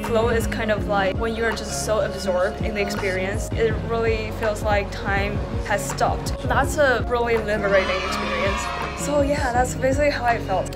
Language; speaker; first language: English; early bilingual, other home language; Chinese